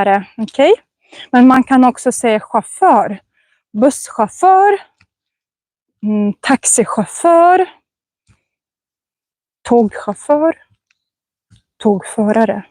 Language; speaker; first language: Swedish; non-native, fluent; Russian